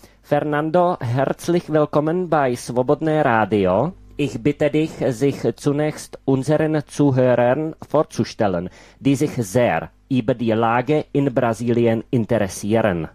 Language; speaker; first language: German; non-native, fluent; Czech